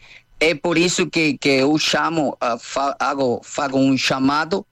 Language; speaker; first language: Portuguese; non-native, learner; Spanish